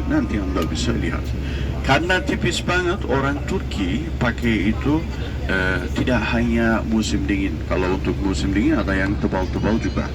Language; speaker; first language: Indonesian; non-native, fluent; Turkish